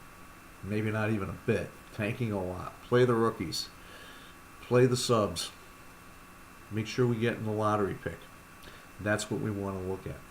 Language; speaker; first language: English; native; English